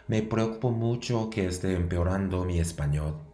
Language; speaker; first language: Spanish; non-native, fluent; Japanese